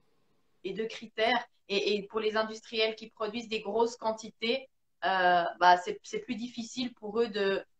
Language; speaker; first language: French; native; French